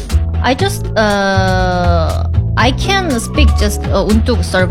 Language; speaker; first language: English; non-native, learner; Korean